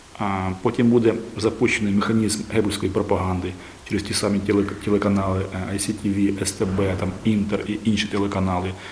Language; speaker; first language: Ukrainian; native; Ukrainian